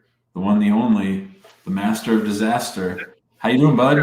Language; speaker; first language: English; native; English